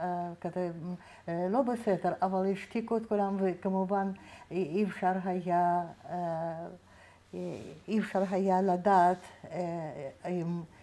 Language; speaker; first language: Hebrew; non-native, fluent; Russian